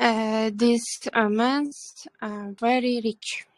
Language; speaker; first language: English; non-native, learner; Kyrgyz